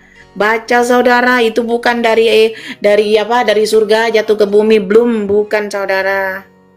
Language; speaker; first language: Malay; non-native, local second language; Madurese